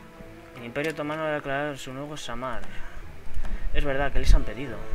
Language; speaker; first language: Spanish; native; Spanish